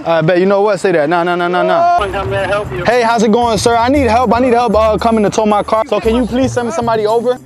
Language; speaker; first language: English; native; English